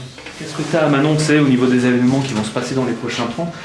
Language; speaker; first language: French; native; French